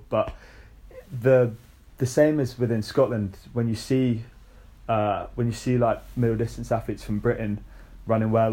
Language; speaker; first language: English; native; English